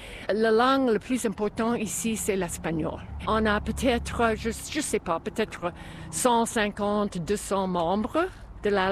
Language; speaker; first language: French; non-native, fluent; English